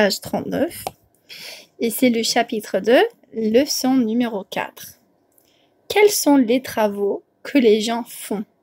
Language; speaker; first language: French; non-native, fluent; English